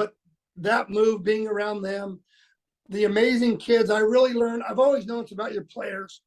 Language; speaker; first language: English; native; English